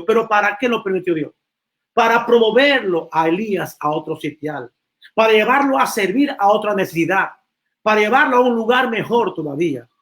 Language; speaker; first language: Spanish; native; Spanish